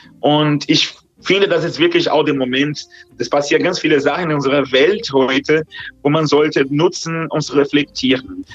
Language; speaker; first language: German; non-native, fluent; Portuguese